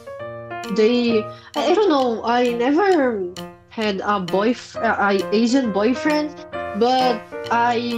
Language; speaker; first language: English; non-native, learner; Portuguese